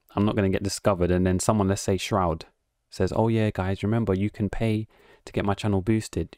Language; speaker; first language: English; native; English